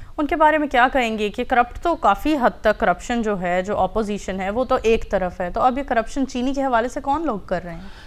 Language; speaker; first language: Urdu; native; Urdu